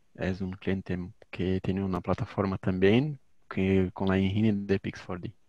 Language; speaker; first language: Spanish; non-native, learner; Portuguese